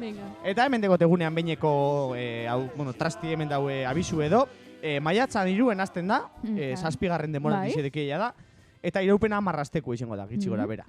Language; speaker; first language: Basque; native; Basque